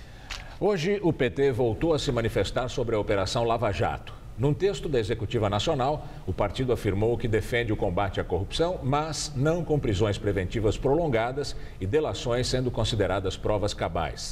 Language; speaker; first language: Portuguese; native; Portuguese